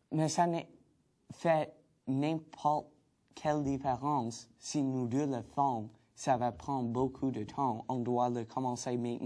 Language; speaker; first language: French; non-native, learner; English